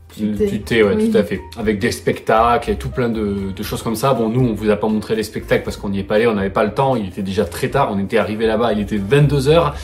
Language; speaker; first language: French; native; French